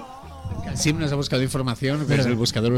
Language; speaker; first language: Spanish; native; Spanish